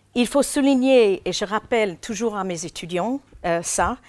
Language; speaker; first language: French; non-native, fluent; English